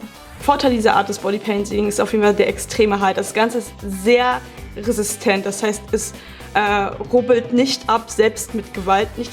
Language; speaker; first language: German; native; German